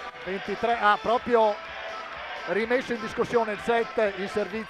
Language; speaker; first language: Italian; native; Italian